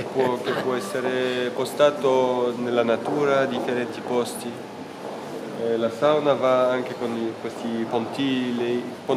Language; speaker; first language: Italian; non-native, fluent; French